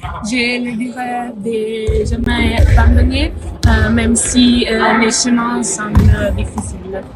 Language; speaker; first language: French; non-native, learner; Italian